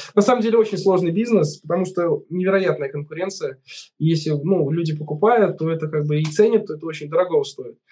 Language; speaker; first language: Russian; native; Russian